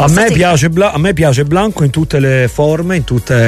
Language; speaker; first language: Italian; native; Italian